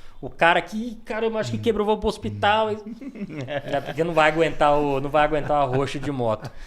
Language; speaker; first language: Portuguese; early bilingual, other home language; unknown